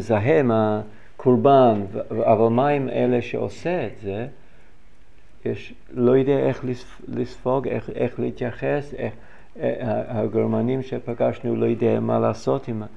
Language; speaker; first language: Hebrew; non-native, fluent; English